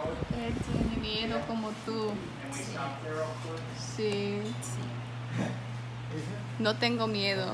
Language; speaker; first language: Spanish; non-native, learner; English